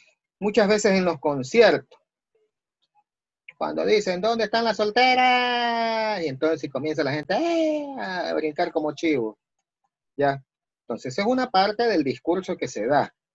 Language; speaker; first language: Spanish; native; Spanish